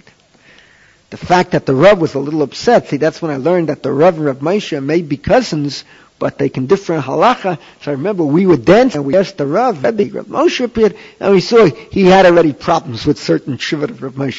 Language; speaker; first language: English; native; English